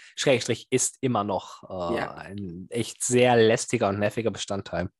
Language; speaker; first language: German; native; German